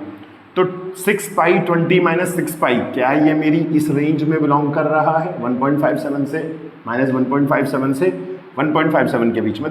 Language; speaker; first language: Hindi; native; Hindi